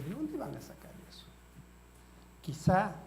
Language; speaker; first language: Spanish; native; Spanish